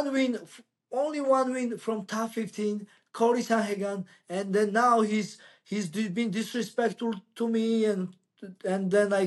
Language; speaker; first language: English; non-native, learner; Georgian